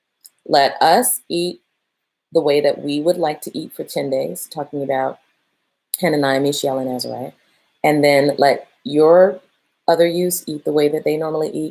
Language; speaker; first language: English; native; English